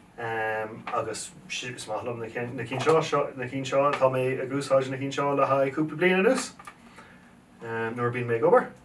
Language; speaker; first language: Irish; native; Irish